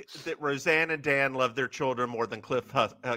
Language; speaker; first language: English; native; English